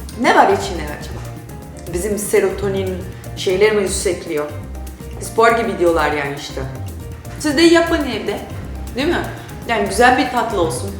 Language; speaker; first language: Turkish; non-native, fluent; Portuguese